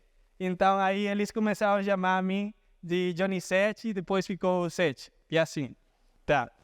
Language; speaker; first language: Portuguese; non-native, fluent; Spanish